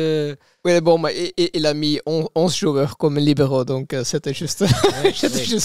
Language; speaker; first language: French; non-native, local second language; Dutch